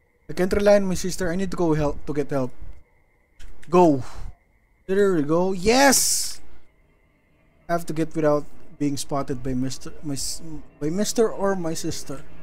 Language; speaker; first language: English; non-native, local second language; Filipino